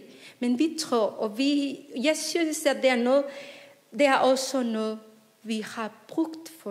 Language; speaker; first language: Danish; non-native, fluent; Spanish